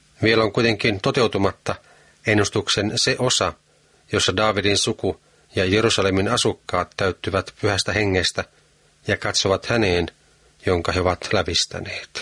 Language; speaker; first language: Finnish; native; Finnish